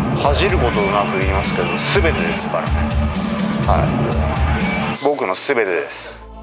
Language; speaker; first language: Japanese; native; Japanese